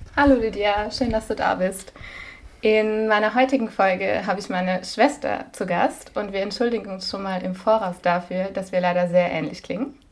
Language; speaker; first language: German; native; German